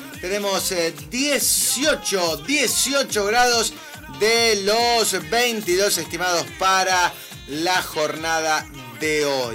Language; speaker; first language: Spanish; native; Spanish